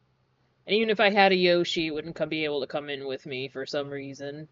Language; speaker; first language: English; native; English